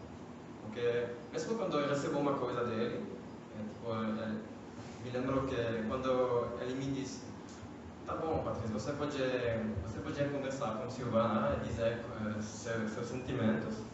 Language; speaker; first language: Portuguese; non-native, fluent; French